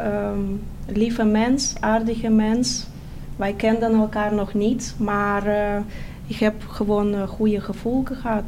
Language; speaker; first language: Dutch; non-native, fluent; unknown